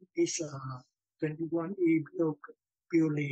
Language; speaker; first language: English; non-native, local second language; Min Nan Chinese